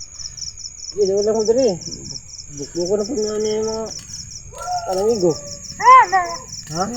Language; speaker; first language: Filipino; non-native, local second language; Cebuano